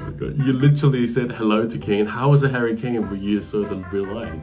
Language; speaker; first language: English; non-native, fluent; Korean